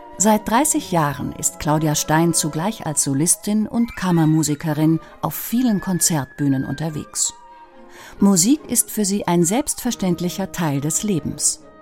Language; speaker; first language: German; native; German